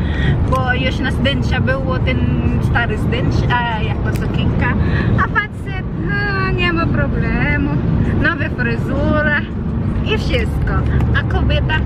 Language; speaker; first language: Polish; non-native, learner; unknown